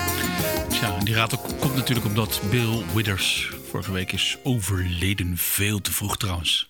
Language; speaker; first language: Dutch; native; Dutch